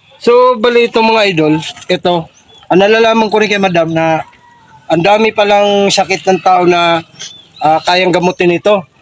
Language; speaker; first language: Filipino; native; Filipino